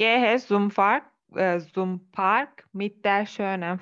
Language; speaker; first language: German; non-native, learner; Turkish